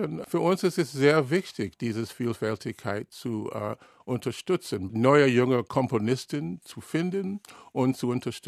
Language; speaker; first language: German; non-native, learner; English